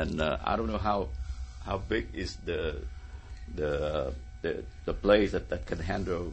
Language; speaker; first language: English; non-native, fluent; Vietnamese